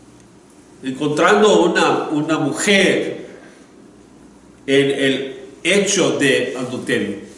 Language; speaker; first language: Spanish; non-native, learner; English